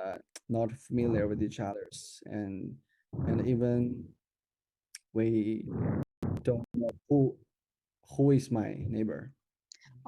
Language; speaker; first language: English; non-native, learner; Chinese